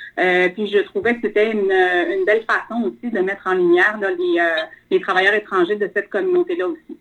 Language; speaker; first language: French; native; French